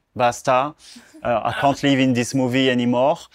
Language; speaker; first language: English; non-native, learner; French